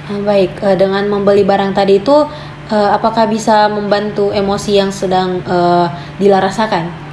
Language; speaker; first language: Indonesian; native; Indonesian